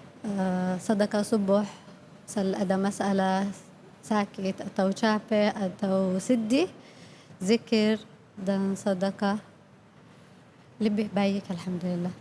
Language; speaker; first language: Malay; non-native, learner; Arabic